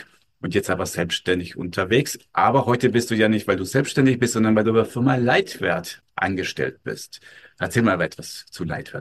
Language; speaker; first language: German; native; German